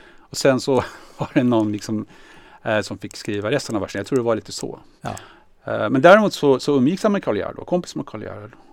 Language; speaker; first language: Swedish; native; Swedish